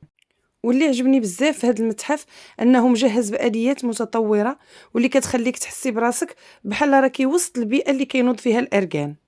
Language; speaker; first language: Arabic; native; Arabic